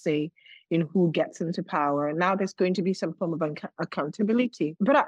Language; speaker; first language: English; non-native, local second language; Yoruba